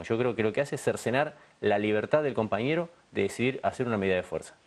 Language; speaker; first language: Spanish; native; Spanish